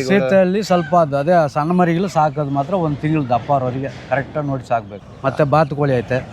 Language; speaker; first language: Kannada; non-native, local second language; Tamil